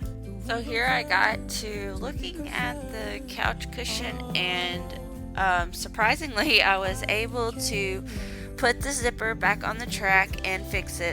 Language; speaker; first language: English; native; English